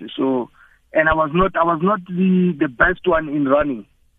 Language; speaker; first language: English; non-native, local second language; Tswana